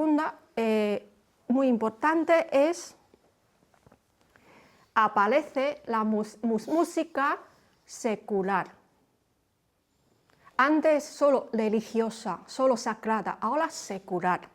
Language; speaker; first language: Spanish; non-native, fluent; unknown